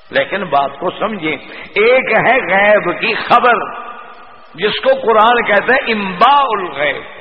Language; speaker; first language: Urdu; non-native, local second language; Punjabi